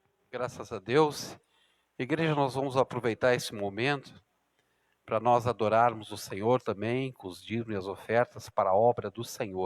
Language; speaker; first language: Portuguese; native; Portuguese